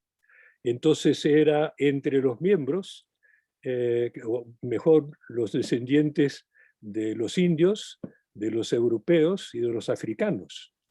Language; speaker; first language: Spanish; non-native, fluent; English